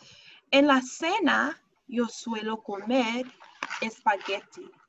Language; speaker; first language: Spanish; non-native, fluent; English